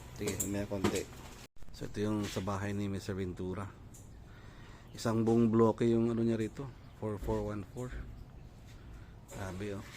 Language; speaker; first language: Filipino; non-native, local second language; Iloko